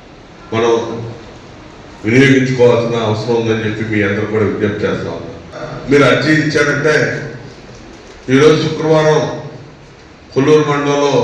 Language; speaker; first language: Telugu; native; Telugu